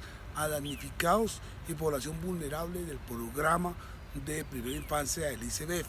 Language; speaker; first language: Spanish; native; Spanish